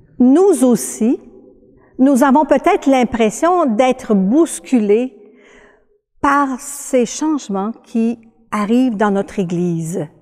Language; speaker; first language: French; native; French